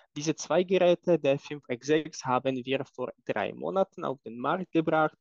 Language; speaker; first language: German; non-native, fluent; Czech